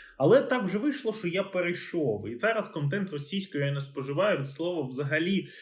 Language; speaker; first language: Ukrainian; native; Ukrainian